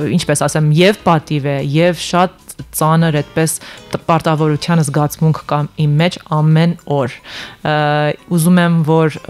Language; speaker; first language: Armenian; early bilingual, heritage; Armenian